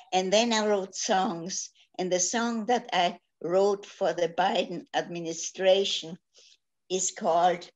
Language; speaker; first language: English; early bilingual, other home language; German